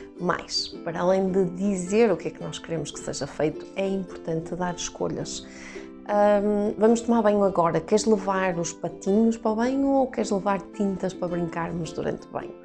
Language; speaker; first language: Portuguese; native; Portuguese